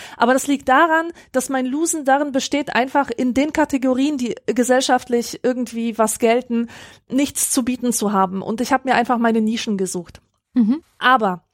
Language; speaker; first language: German; early bilingual, other home language; Polish